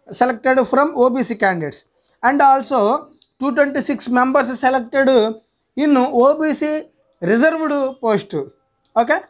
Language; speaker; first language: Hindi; non-native, local second language; Telugu